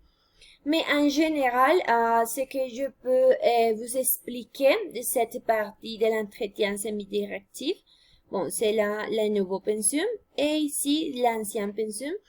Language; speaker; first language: French; non-native, fluent; Spanish